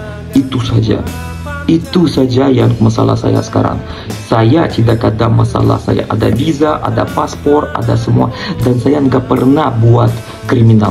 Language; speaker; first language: Indonesian; non-native, learner; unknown